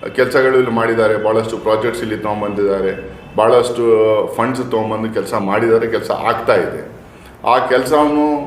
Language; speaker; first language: Kannada; non-native, local second language; Urdu